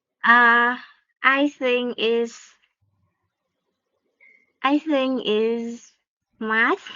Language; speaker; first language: English; non-native, learner; Vietnamese